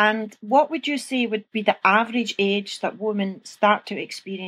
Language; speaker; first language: English; native; English